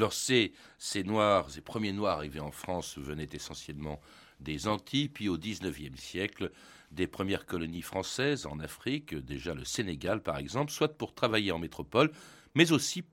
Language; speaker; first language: French; native; French